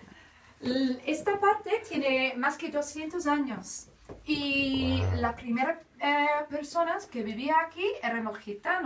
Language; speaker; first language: Spanish; non-native, fluent; English